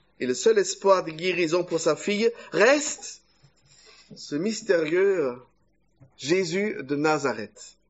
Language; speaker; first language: French; non-native, fluent; German